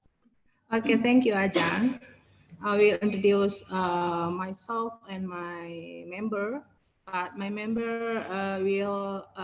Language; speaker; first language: English; non-native, learner; Indonesian